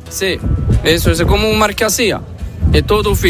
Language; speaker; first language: Spanish; non-native, learner; Arabic